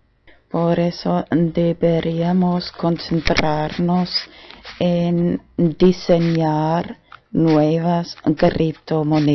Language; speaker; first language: Spanish; non-native, fluent; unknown